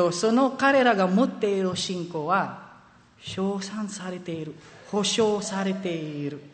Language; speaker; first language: Japanese; non-native, fluent; Filipino